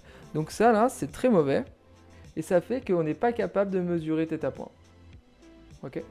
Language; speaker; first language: French; native; French